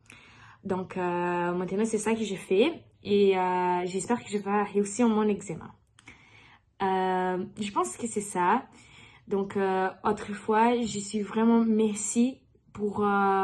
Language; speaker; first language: French; non-native, learner; Portuguese